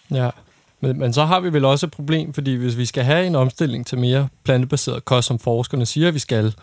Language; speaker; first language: Danish; native; Danish